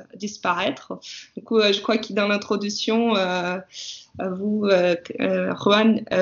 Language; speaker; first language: French; non-native, fluent; Portuguese